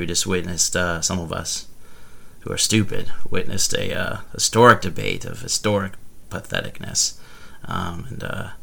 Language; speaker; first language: English; native; English